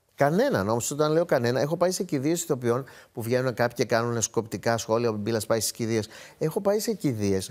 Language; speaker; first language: Greek; native; Greek